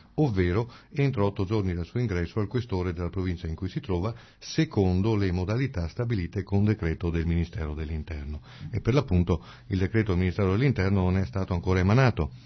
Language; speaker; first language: Italian; native; Italian